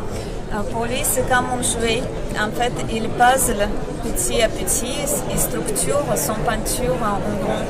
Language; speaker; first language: French; non-native, fluent; Russian